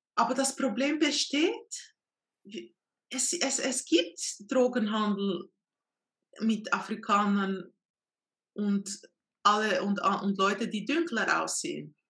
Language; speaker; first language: German; non-native, fluent; Portuguese